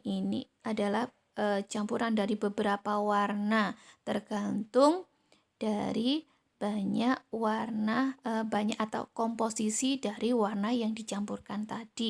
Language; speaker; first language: Indonesian; native; Indonesian